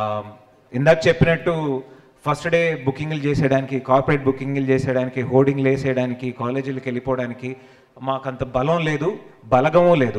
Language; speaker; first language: Telugu; native; Telugu